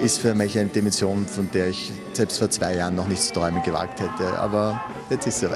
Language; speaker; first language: German; native; German